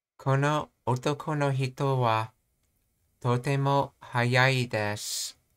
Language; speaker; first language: Japanese; non-native, learner; English